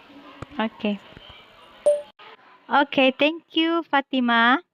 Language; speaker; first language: English; non-native, fluent; Indonesian